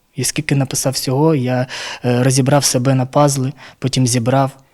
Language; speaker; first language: Ukrainian; non-native, local second language; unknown